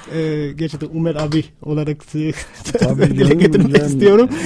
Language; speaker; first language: Turkish; non-native, fluent; Urdu